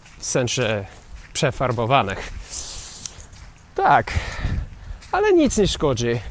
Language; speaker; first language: Polish; non-native, learner; English